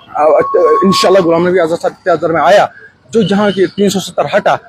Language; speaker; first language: Hindi; non-native, local second language; Kashmiri